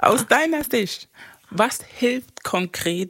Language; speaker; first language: German; non-native, fluent; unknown